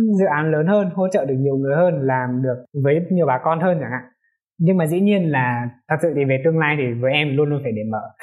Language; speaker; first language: Vietnamese; non-native, local second language; Hmong